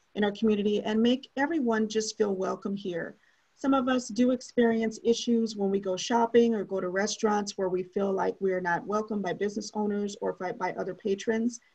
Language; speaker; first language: English; native; English